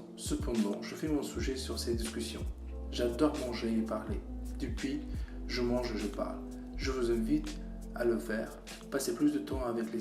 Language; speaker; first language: French; non-native, fluent; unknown